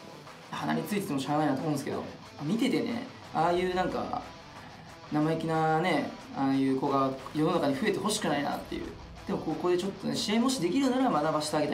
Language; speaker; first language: Japanese; native; Japanese